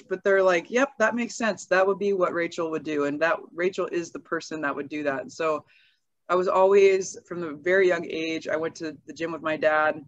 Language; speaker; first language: English; native; English